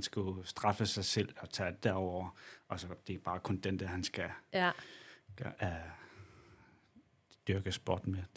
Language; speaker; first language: Danish; non-native, local second language; Kalaallisut